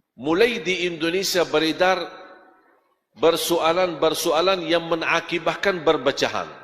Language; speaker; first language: Malay; non-native, fluent; Arabic